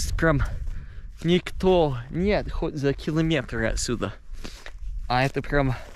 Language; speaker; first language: Russian; non-native, fluent; English